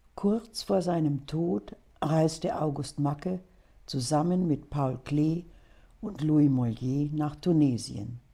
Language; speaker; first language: German; native; German